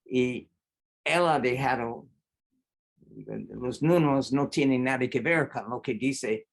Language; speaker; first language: Spanish; non-native, fluent; English